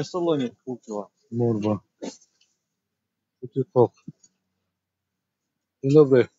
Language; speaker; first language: Polish; non-native, learner; Tajik